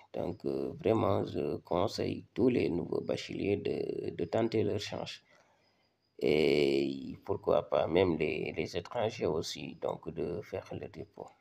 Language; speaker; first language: French; non-native, local second language; Wolof